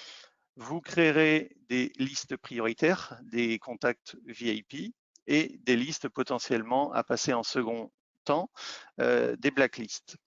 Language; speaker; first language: French; native; French